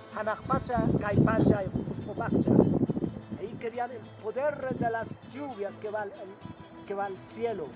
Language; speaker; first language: Spanish; non-native, fluent; Persian